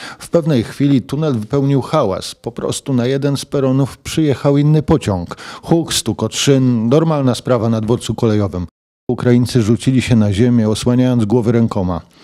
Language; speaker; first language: Polish; native; Polish